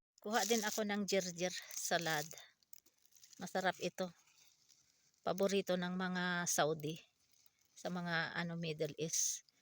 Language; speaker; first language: Filipino; non-native, local second language; Iloko